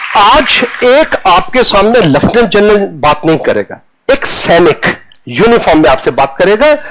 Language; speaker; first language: Hindi; non-native, local second language; Punjabi